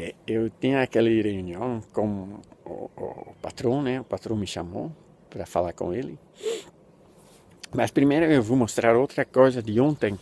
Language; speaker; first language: Portuguese; non-native, fluent; Dutch